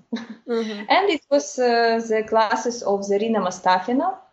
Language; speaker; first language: English; non-native, fluent; Ukrainian